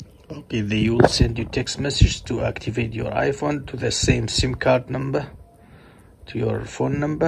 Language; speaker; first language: English; non-native, fluent; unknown